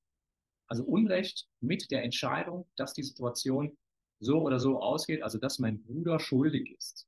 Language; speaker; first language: German; native; German